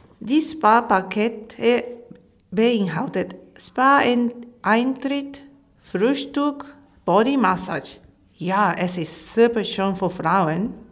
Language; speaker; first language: German; non-native, learner; Japanese